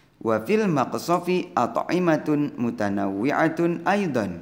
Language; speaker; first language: Arabic; non-native, fluent; Indonesian